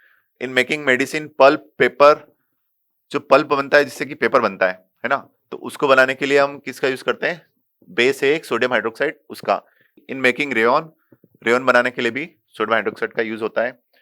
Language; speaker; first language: Hindi; native; Hindi